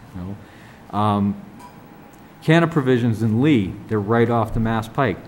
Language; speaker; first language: English; native; English